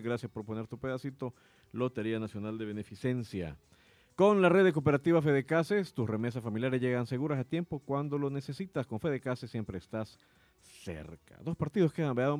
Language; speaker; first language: Spanish; native; Spanish